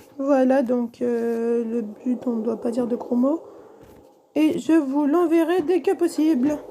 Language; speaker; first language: French; native; French